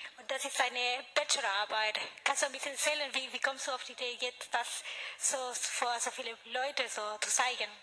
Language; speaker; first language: German; non-native, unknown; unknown